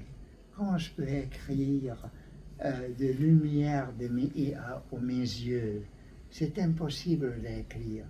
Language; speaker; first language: French; non-native, learner; Hungarian